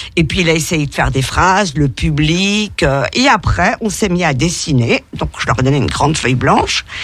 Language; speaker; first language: French; native; French